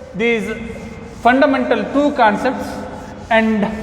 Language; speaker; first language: English; non-native, local second language; Kannada